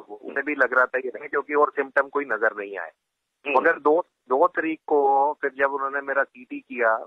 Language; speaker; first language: Hindi; native; Hindi